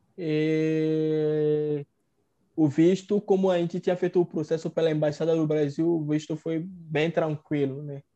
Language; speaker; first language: Portuguese; non-native, fluent; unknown